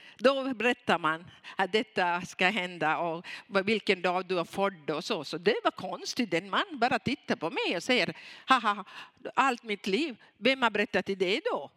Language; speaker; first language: Swedish; non-native, fluent; Tamil